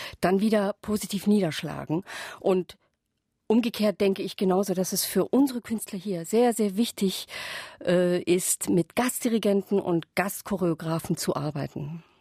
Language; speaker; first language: German; non-native, local second language; Upper Sorbian